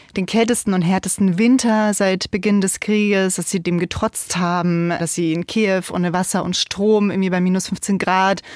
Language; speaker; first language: German; native; German